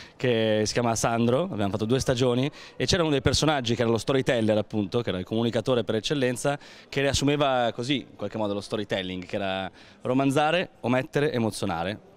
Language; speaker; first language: Italian; native; Italian